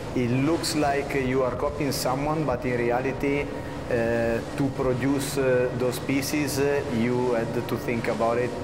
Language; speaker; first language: English; non-native, fluent; Italian